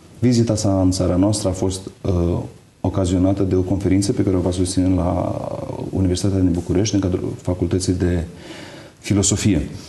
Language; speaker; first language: Romanian; native; Romanian